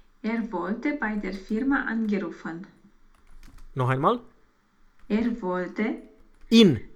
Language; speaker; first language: German; non-native, learner; Romanian